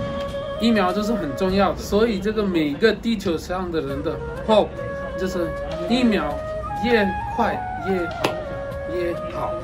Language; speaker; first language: Chinese; non-native, fluent; Hindi